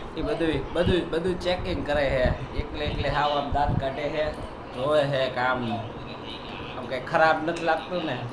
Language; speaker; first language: Gujarati; native; Gujarati